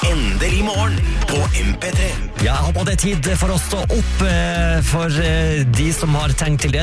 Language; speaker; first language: Norwegian; native; Norwegian